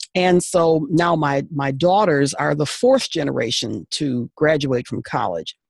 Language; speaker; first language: English; native; English